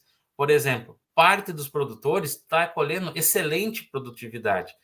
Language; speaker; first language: Portuguese; native; Portuguese